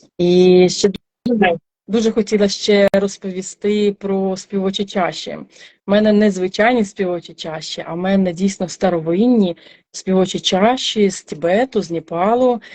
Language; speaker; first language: Ukrainian; native; Ukrainian